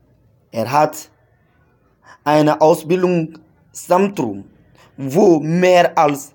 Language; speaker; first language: German; non-native, learner; French